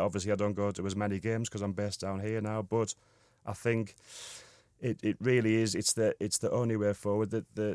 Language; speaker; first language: English; native; English